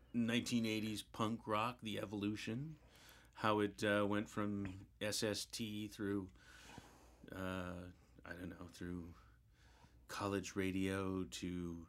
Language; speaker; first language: English; native; English